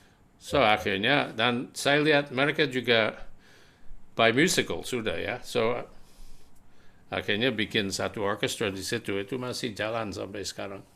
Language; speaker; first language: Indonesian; non-native, fluent; English